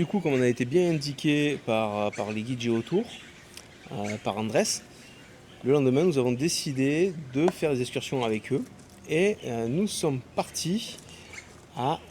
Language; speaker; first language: French; native; French